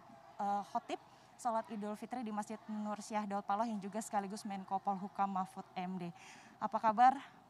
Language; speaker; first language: Indonesian; native; Indonesian